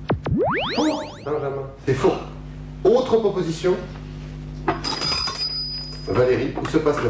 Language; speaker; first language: French; native; French